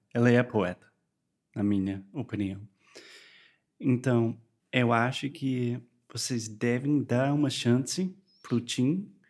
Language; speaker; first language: Portuguese; non-native, fluent; English